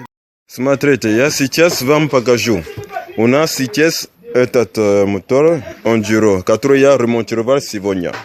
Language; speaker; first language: Russian; non-native, learner; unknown